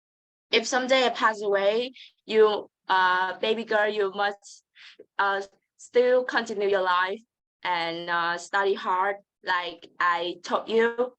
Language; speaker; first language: English; non-native, learner; Vietnamese